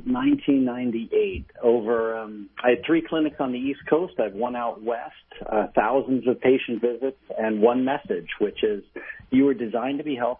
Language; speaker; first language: English; native; English